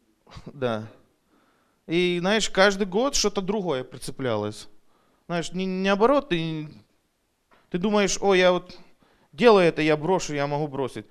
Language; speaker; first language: Russian; early bilingual, heritage; Russian